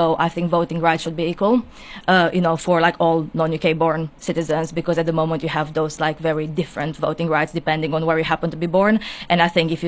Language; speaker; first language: English; non-native, fluent; Romanian